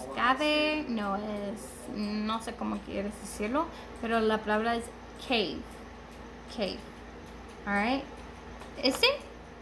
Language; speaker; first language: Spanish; non-native, learner; English